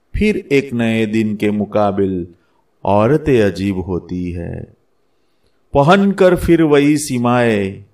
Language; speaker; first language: Hindi; non-native, local second language; Gujarati